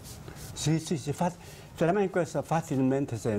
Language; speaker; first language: Spanish; non-native, fluent; Japanese